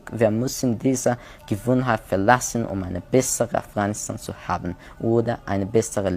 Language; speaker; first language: German; non-native, learner; Persian